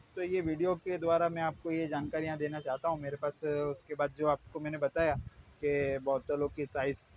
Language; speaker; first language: Hindi; non-native, local second language; Gujarati